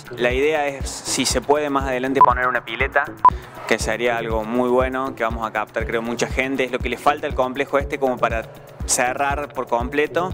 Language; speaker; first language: Spanish; native; Spanish